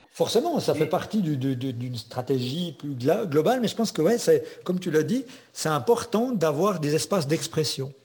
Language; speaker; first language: French; native; French